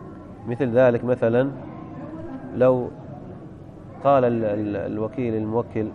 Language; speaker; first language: Arabic; native; Arabic